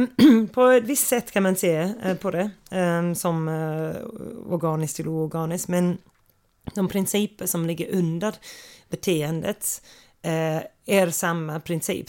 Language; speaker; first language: Swedish; non-native, fluent; English